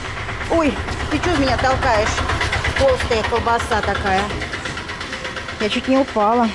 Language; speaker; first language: Russian; native; Russian